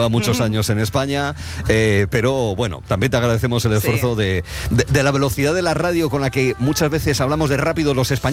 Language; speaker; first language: Spanish; native; Spanish